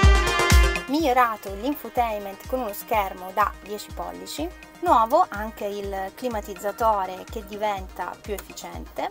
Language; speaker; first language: Italian; native; Italian